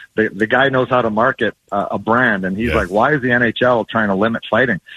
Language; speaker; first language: English; native; English